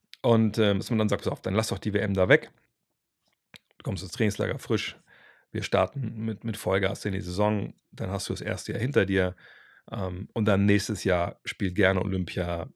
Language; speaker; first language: German; native; German